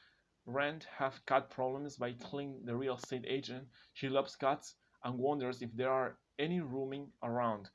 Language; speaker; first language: English; non-native, fluent; Spanish